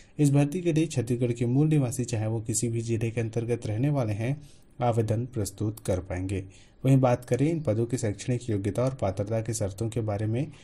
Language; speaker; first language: Hindi; native; Hindi